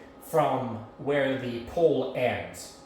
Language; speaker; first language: English; native; English